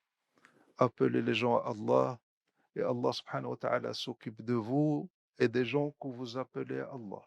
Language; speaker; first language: French; non-native, local second language; Arabic